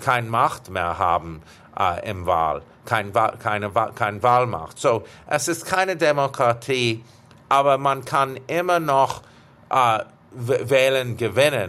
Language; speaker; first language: German; non-native, fluent; English